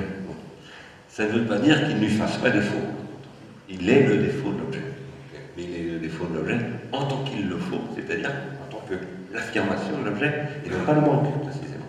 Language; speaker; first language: French; native; French